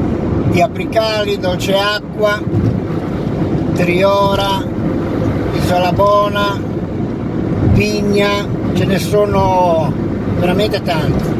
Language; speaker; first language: Italian; native; Italian